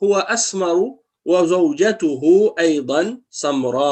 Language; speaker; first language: Arabic; non-native, fluent; French